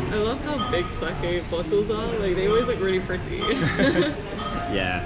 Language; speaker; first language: English; native; English